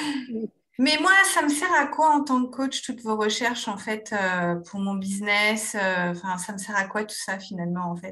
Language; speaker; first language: French; native; French